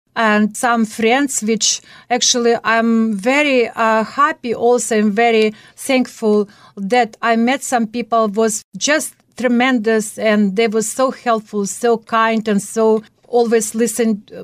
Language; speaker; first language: English; non-native, fluent; Russian